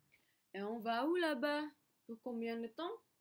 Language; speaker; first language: French; non-native, learner; Indonesian